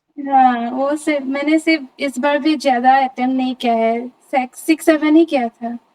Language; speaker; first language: Hindi; non-native, local second language; Assamese